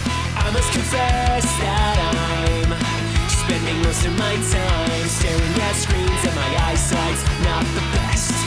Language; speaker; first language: English; native; English